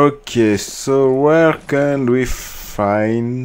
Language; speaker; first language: English; non-native, learner; French